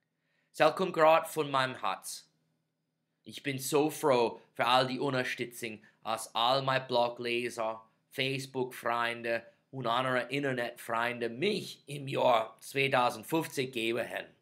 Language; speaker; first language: German; non-native, fluent; English